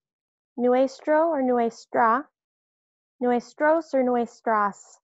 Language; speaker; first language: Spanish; non-native, fluent; English